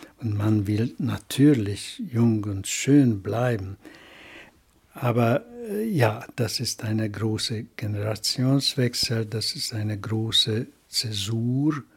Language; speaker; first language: German; non-native, fluent; Hungarian